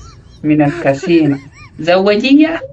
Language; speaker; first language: Arabic; non-native, learner; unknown